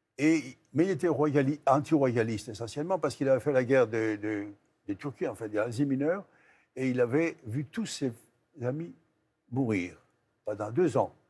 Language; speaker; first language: French; non-native, fluent; Greek